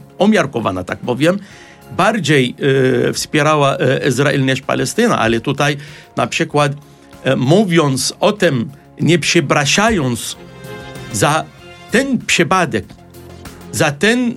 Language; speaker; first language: Polish; non-native, fluent; Arabic